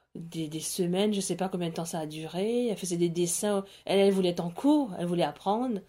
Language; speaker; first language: French; non-native, local second language; Morisyen